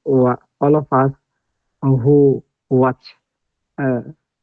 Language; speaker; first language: English; non-native, learner; Bangla